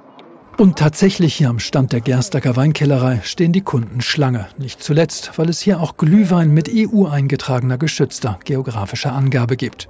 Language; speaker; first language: German; native; German